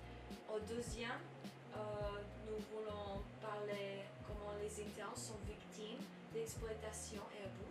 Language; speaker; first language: French; non-native, learner; English